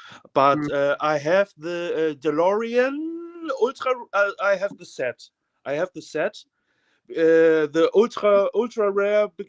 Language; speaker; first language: English; non-native, learner; German